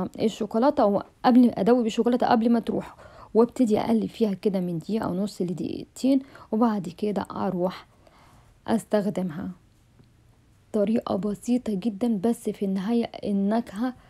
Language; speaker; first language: Arabic; native; Arabic